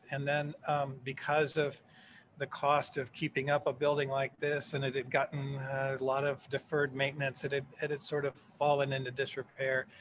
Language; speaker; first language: English; native; English